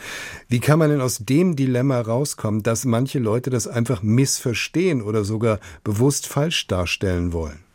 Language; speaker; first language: German; native; German